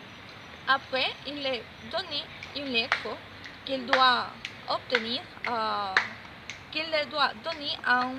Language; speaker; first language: French; non-native, learner; Spanish